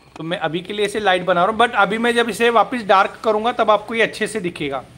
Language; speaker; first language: Hindi; non-native, local second language; Marathi